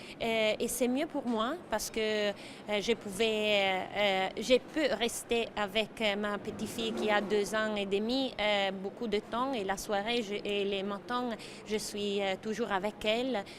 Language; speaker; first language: French; non-native, fluent; Italian